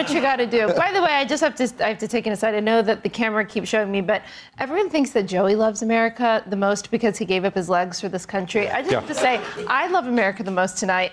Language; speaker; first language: English; native; English